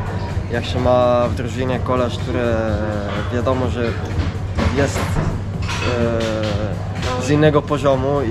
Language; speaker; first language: Polish; non-native, fluent; Italian